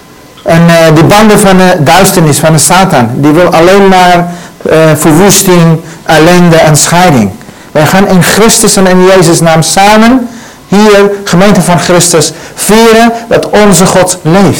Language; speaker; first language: Dutch; non-native, learner; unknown